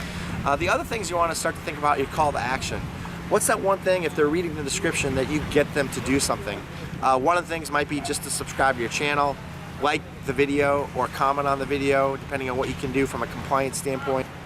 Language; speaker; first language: English; native; English